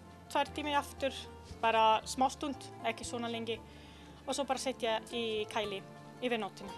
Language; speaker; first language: Icelandic; non-native, learner; Italian